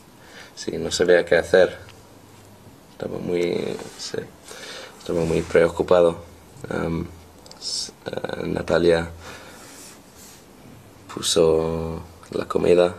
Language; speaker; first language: Spanish; non-native, learner; English